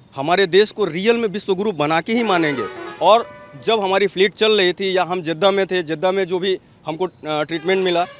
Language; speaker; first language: Hindi; native; Hindi